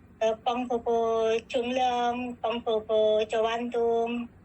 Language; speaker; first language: Cantonese; non-native, learner; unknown